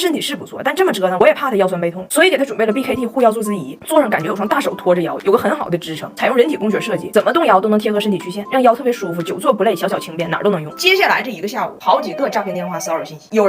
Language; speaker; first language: Chinese; native; Chinese